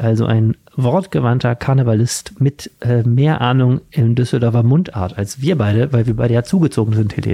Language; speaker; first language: German; native; German